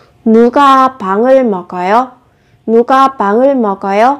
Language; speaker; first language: Korean; non-native, fluent; Vietnamese